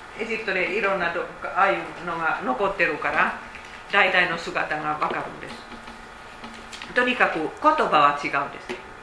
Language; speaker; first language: Japanese; non-native, fluent; Finnish